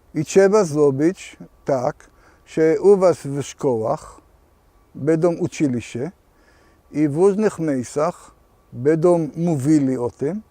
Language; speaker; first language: Polish; early bilingual, heritage; Polish